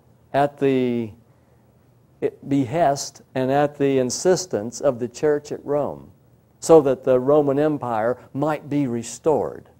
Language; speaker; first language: English; native; English